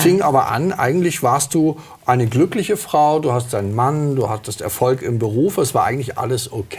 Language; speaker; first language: German; native; German